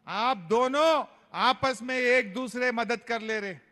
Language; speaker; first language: Hindi; non-native, local second language; Telugu